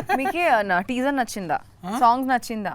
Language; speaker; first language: Telugu; non-native, learner; Bangla